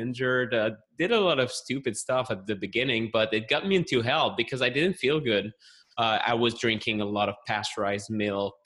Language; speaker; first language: English; non-native, fluent; French